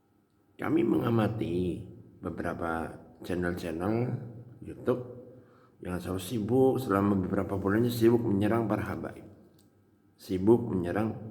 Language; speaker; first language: Indonesian; native; Indonesian